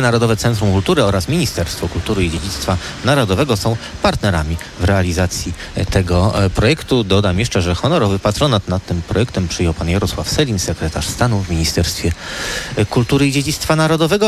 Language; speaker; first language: Polish; native; Polish